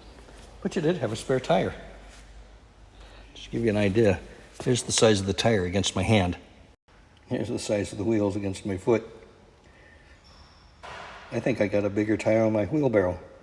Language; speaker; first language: English; native; English